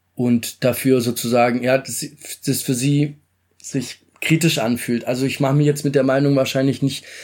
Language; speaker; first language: German; native; German